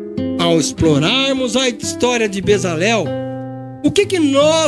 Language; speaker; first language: Portuguese; native; Portuguese